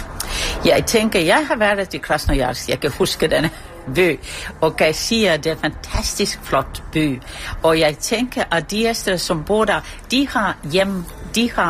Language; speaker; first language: Danish; non-native, fluent; Estonian